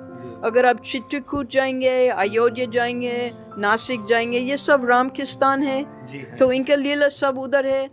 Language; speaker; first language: Hindi; non-native, fluent; English